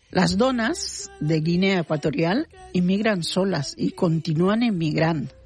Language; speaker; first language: Catalan; non-native, fluent; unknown